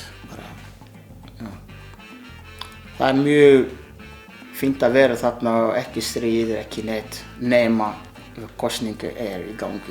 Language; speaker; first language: Icelandic; non-native, learner; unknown